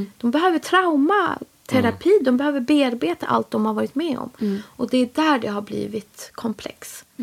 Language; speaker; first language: Swedish; native; Swedish